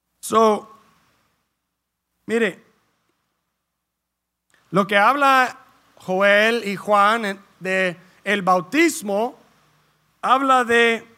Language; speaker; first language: Spanish; early bilingual, heritage; Spanish